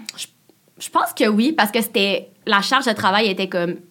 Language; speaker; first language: French; native; French